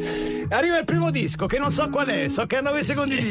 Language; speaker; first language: Italian; native; Italian